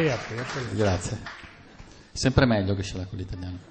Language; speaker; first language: Italian; native; Italian